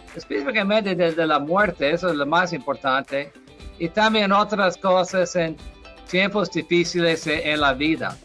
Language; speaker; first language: Spanish; non-native, fluent; English